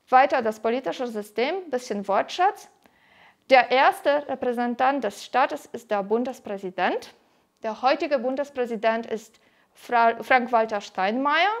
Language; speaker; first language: German; non-native, fluent; Polish